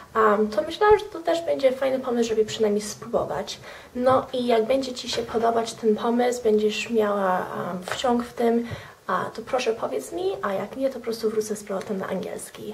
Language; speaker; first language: Polish; early bilingual, heritage; Polish